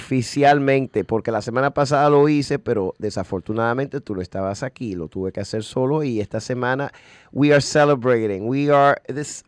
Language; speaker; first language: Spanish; early bilingual, heritage; Spanish